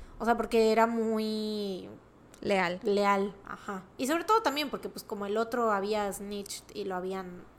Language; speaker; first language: Spanish; native; Spanish